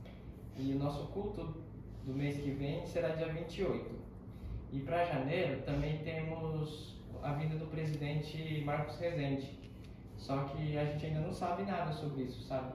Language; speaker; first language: Portuguese; native; Portuguese